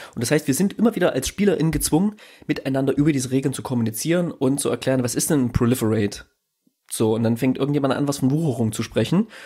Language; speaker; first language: German; native; German